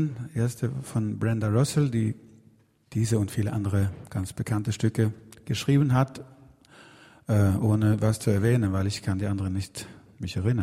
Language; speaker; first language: German; non-native, fluent; Swedish